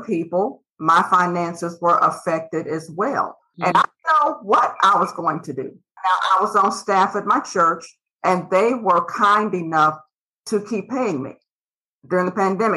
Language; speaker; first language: English; native; English